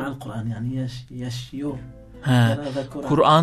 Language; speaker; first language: Turkish; non-native, learner; Arabic